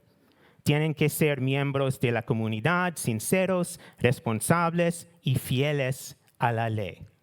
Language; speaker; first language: Spanish; non-native, learner; English